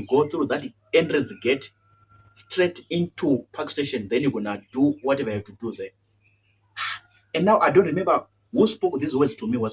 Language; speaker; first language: English; non-native, local second language; Shona